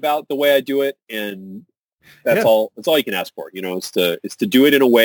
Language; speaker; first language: English; native; English